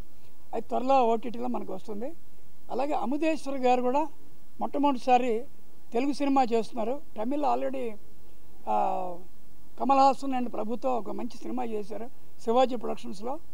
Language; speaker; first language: Telugu; native; Telugu